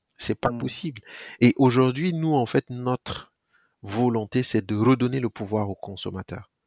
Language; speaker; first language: French; non-native, local second language; Mossi